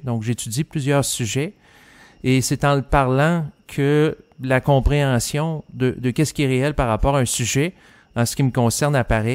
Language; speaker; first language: French; native; French